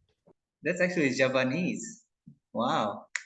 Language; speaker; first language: English; non-native, local second language; Indonesian